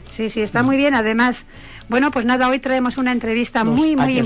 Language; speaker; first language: Spanish; native; Spanish